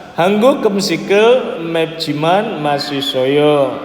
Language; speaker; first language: Korean; non-native, learner; Indonesian